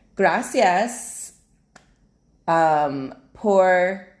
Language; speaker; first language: Spanish; non-native, learner; English